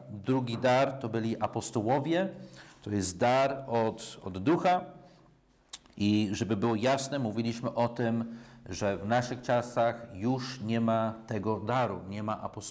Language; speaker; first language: Polish; non-native, fluent; English